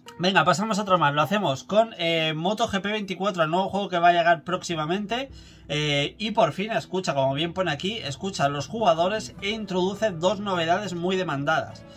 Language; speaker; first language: Spanish; native; Spanish